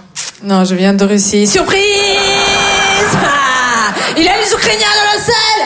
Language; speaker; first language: French; non-native, fluent; Russian